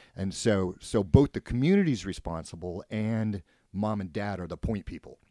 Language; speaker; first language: English; native; English